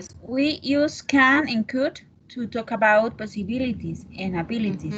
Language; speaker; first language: English; non-native, learner; Spanish